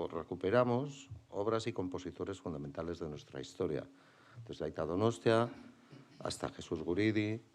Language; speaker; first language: Spanish; native; Spanish